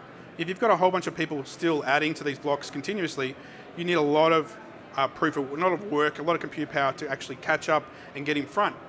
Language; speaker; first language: English; native; English